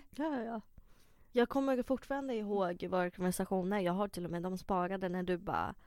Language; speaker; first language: Swedish; early bilingual, other home language; Russian